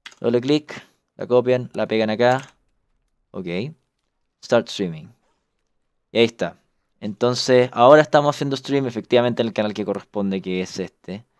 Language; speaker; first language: Spanish; native; Spanish